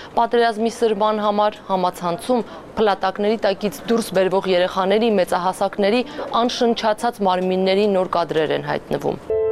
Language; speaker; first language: Armenian; native; Armenian